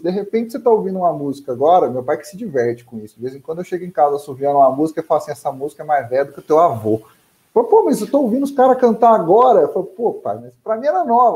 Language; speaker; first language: Portuguese; native; Portuguese